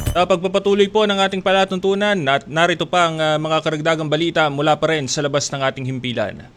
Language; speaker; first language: Filipino; native; Filipino